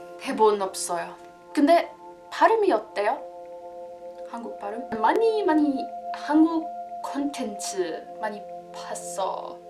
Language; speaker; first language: Korean; non-native, learner; French